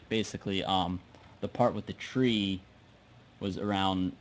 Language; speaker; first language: English; native; English